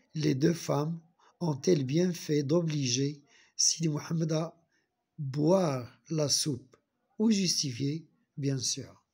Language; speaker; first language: French; non-native, local second language; Arabic